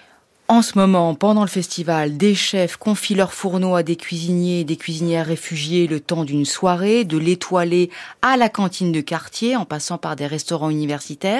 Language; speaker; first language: French; native; French